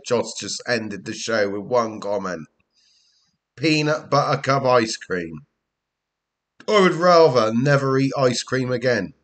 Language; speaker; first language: English; native; English